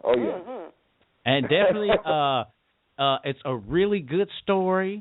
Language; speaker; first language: English; native; English